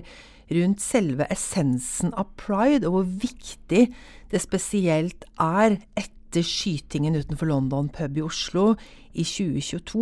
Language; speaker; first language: Norwegian; native; Norwegian